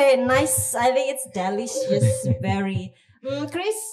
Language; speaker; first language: English; non-native, learner; Indonesian